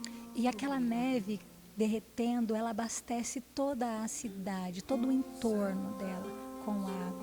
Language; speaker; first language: Portuguese; native; Portuguese